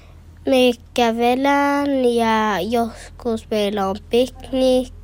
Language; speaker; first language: Finnish; early bilingual, heritage; Finnish